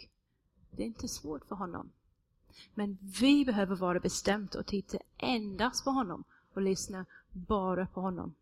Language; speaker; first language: Swedish; non-native, fluent; English